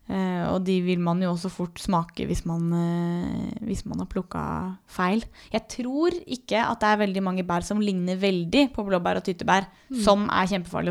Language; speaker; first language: Norwegian; native; Norwegian